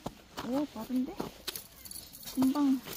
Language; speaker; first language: Korean; non-native, fluent; Filipino